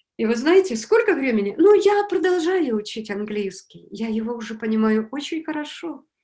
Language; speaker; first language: Russian; native; Russian